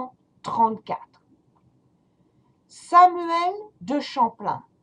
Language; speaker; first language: French; non-native, fluent; English